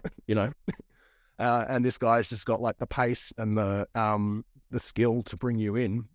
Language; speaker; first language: English; native; English